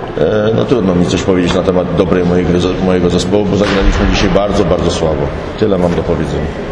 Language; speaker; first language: Polish; native; Polish